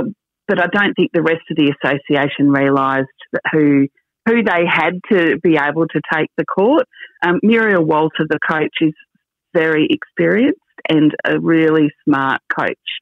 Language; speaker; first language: English; native; English